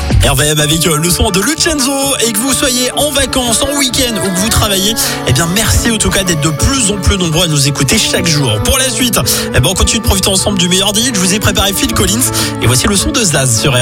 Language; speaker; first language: French; native; French